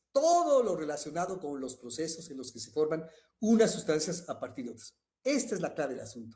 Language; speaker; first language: Spanish; native; Spanish